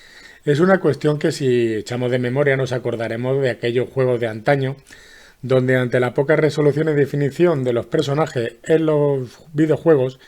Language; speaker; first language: Spanish; native; Spanish